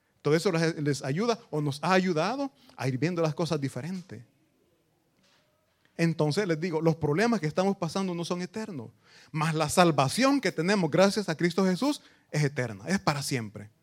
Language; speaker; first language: Spanish; native; Spanish